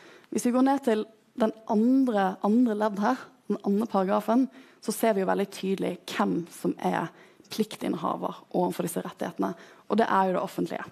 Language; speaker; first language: Norwegian; native; Norwegian